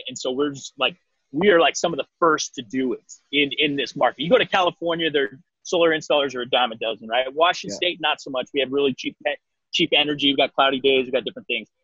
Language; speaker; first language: English; native; English